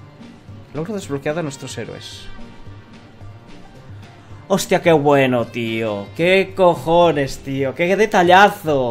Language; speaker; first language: Spanish; native; Spanish